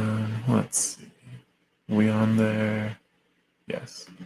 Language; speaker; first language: English; native; English